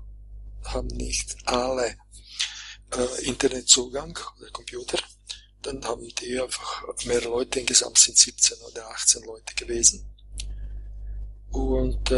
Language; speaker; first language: German; non-native, fluent; Croatian